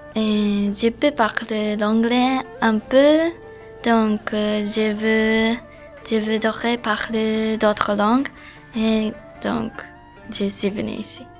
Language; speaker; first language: French; non-native, learner; Japanese